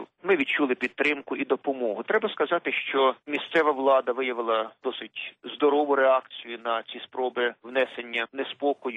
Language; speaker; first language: Ukrainian; native; Ukrainian